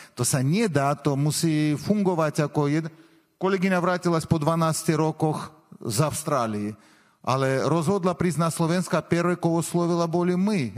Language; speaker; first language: Slovak; non-native, fluent; Armenian